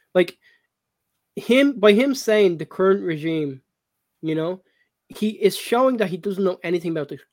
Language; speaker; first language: English; native; English